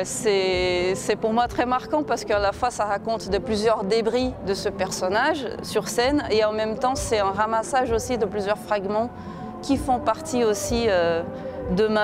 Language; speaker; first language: French; non-native, fluent; Portuguese